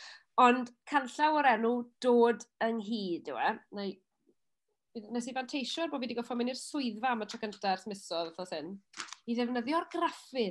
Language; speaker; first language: Welsh; native; Welsh